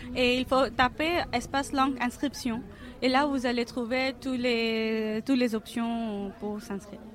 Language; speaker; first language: French; non-native, fluent; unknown